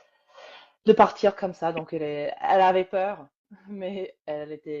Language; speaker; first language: French; native; French